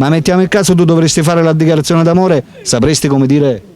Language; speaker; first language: Italian; native; Italian